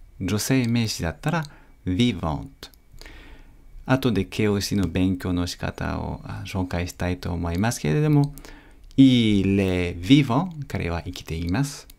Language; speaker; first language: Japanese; non-native, fluent; French